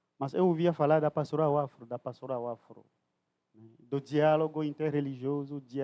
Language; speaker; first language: Portuguese; non-native, fluent; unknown